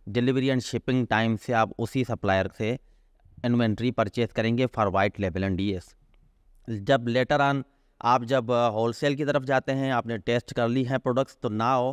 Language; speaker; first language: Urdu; non-native, local second language; Sindhi